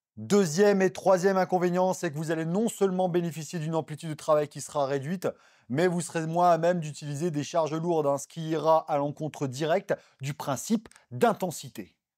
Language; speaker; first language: French; native; French